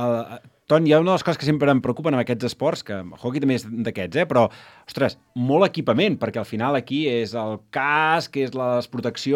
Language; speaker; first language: Catalan; native; Catalan